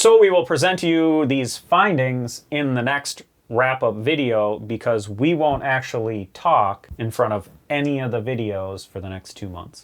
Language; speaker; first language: English; native; English